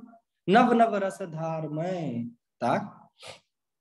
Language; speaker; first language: Polish; non-native, learner; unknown